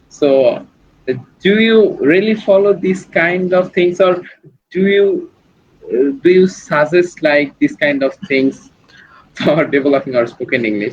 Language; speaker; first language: English; non-native, learner; Bangla